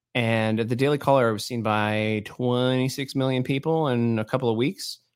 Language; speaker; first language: English; native; English